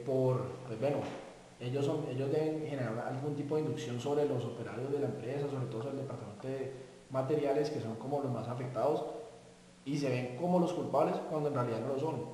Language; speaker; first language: Spanish; native; Spanish